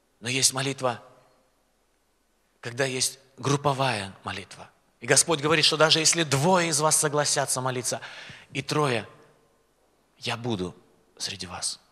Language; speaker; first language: Russian; native; Russian